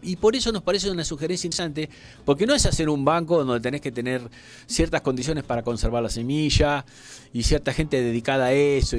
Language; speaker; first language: Spanish; native; Spanish